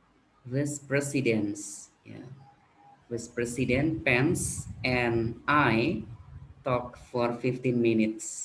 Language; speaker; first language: English; non-native, fluent; Indonesian